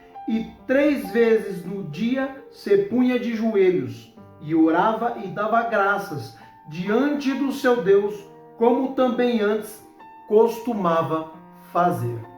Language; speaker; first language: Portuguese; native; Portuguese